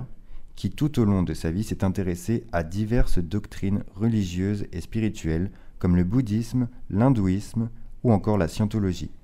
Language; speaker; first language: French; native; French